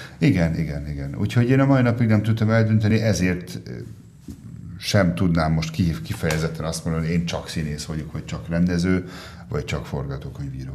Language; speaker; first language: Hungarian; early bilingual, heritage; Hungarian